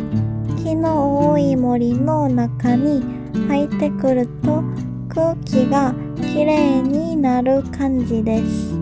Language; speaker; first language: Japanese; non-native, fluent; Korean